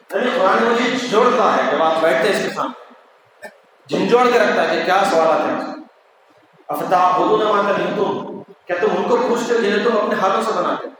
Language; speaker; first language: Urdu; native; Urdu